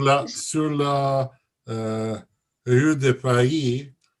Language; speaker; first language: French; non-native, learner; Russian